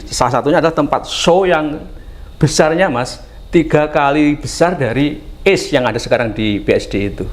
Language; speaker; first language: Indonesian; native; Indonesian